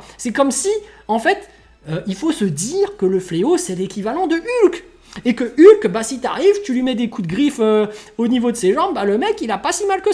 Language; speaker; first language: French; native; French